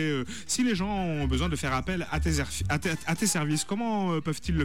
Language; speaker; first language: French; native; French